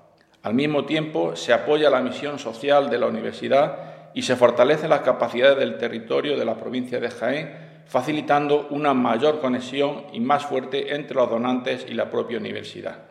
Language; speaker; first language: Spanish; native; Spanish